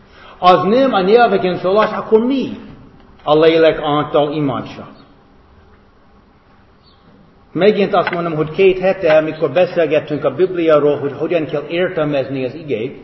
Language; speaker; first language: Hungarian; non-native, fluent; English